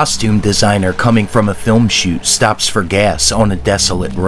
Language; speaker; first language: English; native; English